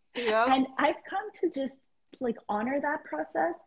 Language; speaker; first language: English; non-native, fluent; Persian